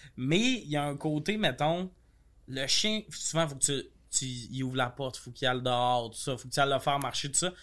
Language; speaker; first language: French; native; French